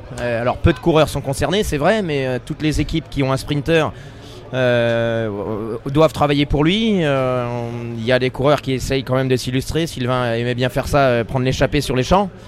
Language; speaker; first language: French; native; French